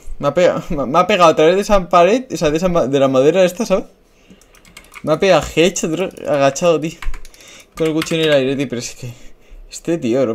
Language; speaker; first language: Spanish; native; Spanish